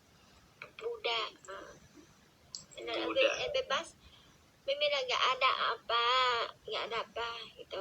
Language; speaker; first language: Indonesian; non-native, learner; Vietnamese